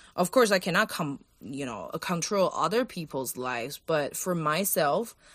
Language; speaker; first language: English; non-native, fluent; Chinese